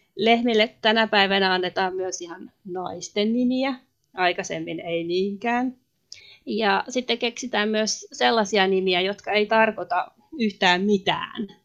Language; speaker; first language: Finnish; native; Finnish